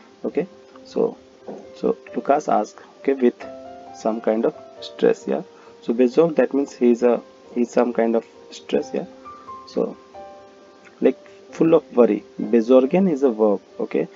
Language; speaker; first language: English; non-native, local second language; Hindi